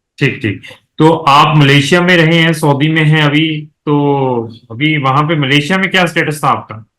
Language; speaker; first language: Hindi; native; Hindi